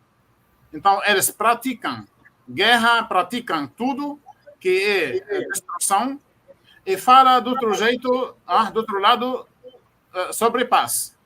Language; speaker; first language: Portuguese; non-native, fluent; Arabic